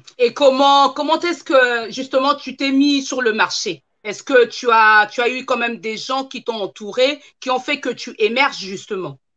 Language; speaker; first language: French; non-native, local second language; Lingala